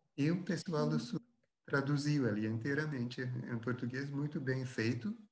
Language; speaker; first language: Portuguese; non-native, fluent; Dutch